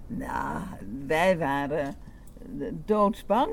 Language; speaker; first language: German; non-native, learner; Dutch